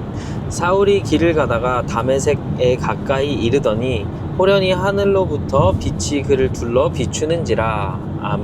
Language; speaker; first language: Korean; native; Korean